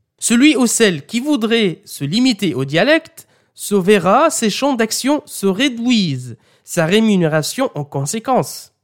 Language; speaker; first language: French; non-native, fluent; Arabic